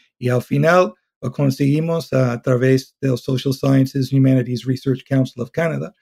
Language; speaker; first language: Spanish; non-native, fluent; English